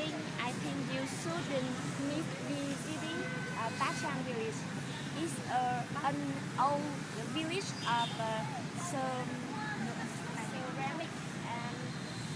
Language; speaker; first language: English; non-native, learner; Vietnamese